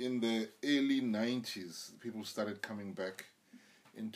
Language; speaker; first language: English; non-native, local second language; Zulu